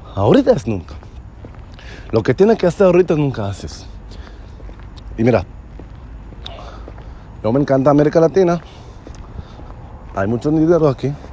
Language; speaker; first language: Spanish; non-native, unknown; Hebrew